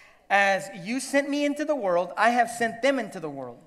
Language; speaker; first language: English; non-native, fluent; Spanish